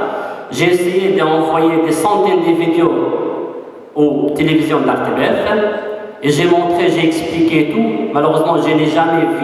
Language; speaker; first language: French; non-native, fluent; Arabic